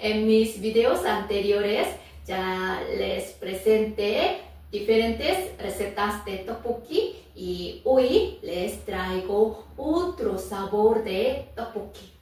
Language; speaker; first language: Spanish; non-native, fluent; Korean